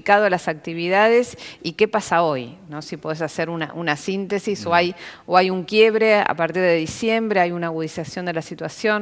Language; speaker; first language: Spanish; native; Spanish